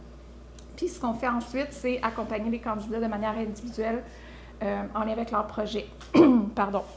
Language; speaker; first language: French; native; French